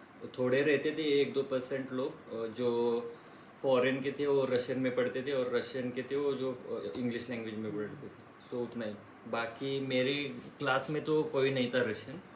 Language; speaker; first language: Hindi; non-native, local second language; Marathi